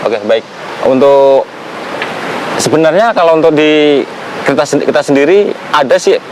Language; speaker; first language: Indonesian; native; Indonesian